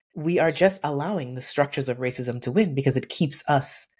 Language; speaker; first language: English; native; English